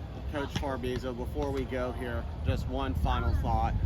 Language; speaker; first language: English; native; English